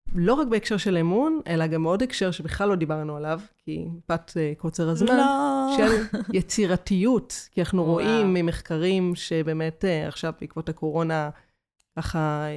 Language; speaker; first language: Hebrew; native; Hebrew